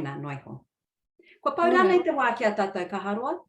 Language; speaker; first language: Māori; non-native, local second language; English